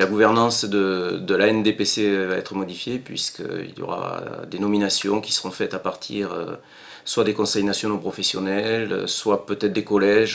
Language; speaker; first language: French; native; French